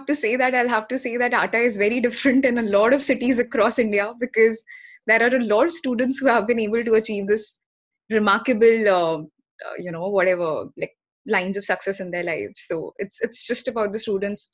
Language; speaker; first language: English; non-native, local second language; Hindi